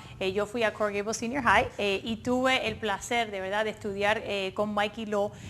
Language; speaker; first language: Spanish; early bilingual, other home language; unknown